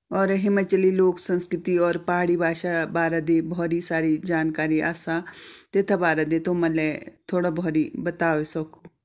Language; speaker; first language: Hindi; native; Hindi